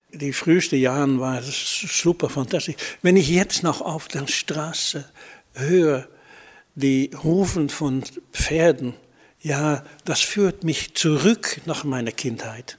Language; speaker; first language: German; non-native, fluent; Dutch